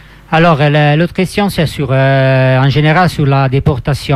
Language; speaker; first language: French; non-native, fluent; Italian